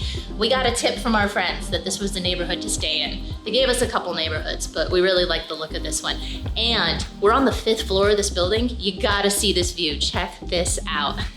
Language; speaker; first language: English; native; English